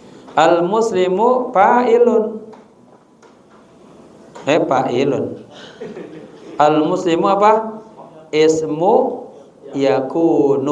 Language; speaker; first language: Arabic; non-native, fluent; Indonesian